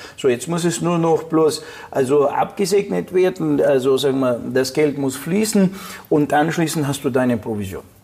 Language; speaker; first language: German; non-native, fluent; Russian